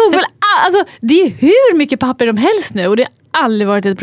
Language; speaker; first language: Swedish; native; Swedish